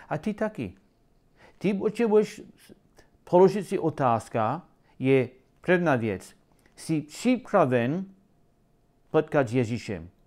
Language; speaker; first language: Czech; non-native, learner; English